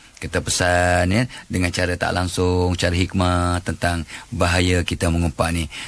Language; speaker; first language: Malay; native; Malay